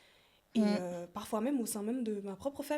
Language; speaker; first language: French; native; French